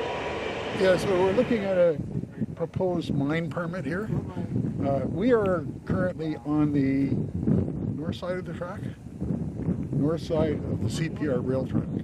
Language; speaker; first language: English; native; English